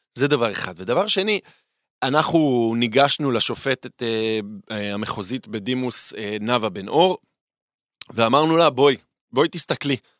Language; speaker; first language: Hebrew; native; Hebrew